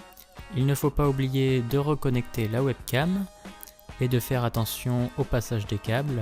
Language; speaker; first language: French; native; French